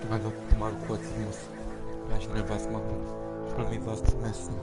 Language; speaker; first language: German; non-native, fluent; Romanian